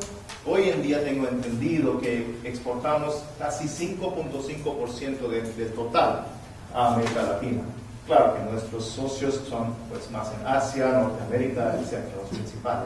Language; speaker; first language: Spanish; non-native, fluent; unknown